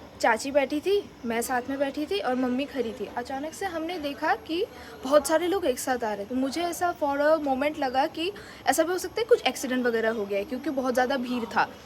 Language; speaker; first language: Hindi; non-native, local second language; Bangla